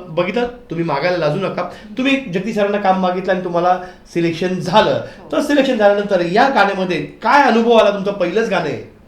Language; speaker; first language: Marathi; native; Marathi